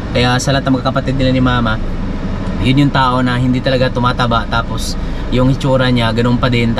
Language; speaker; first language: Filipino; non-native, local second language; Cebuano